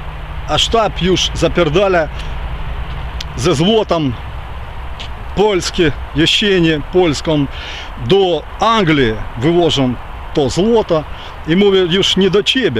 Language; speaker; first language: Polish; early bilingual, heritage; Ukrainian